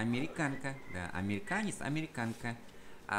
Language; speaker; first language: Russian; non-native, fluent; Vietnamese